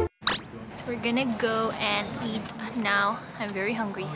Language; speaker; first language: English; non-native, fluent; Indonesian